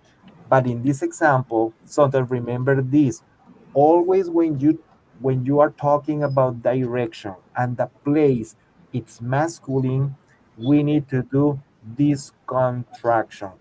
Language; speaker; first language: English; non-native, fluent; Spanish